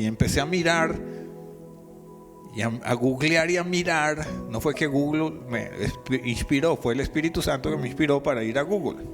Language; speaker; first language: Spanish; native; Spanish